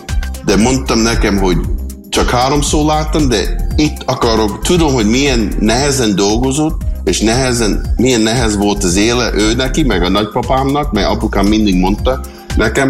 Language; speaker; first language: Hungarian; early bilingual, heritage; English